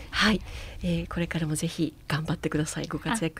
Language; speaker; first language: Japanese; native; Japanese